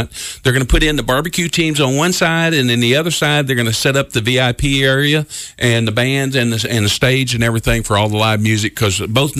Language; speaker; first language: English; native; English